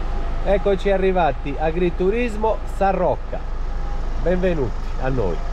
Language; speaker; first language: Italian; native; Italian